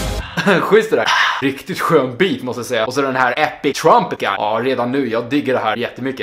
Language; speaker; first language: Swedish; native; Swedish